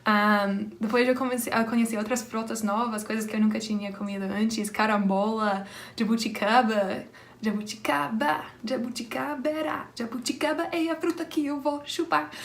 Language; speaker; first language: Portuguese; non-native, fluent; English